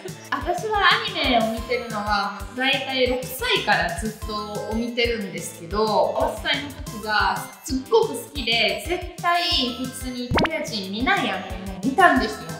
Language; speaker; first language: Japanese; non-native, fluent; Italian